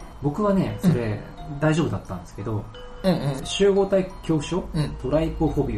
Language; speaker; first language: Japanese; native; Japanese